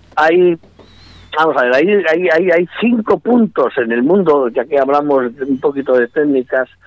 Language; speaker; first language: Spanish; native; Spanish